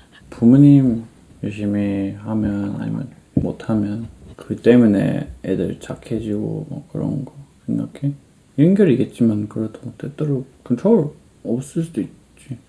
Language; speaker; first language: Korean; non-native, learner; English